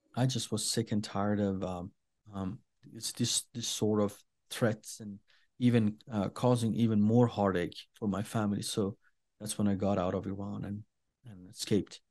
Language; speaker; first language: English; non-native, fluent; Persian